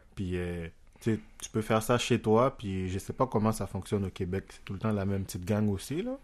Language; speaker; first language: French; non-native, local second language; Haitian Creole